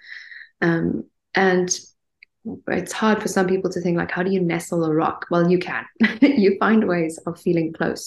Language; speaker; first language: English; native; English